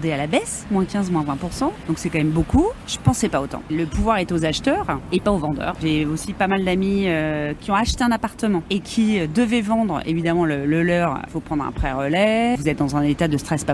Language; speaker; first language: French; native; French